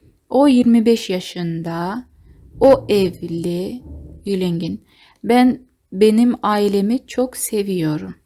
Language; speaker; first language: Turkish; non-native, fluent; Kazakh